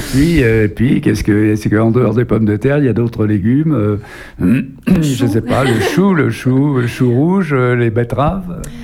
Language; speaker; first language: French; native; French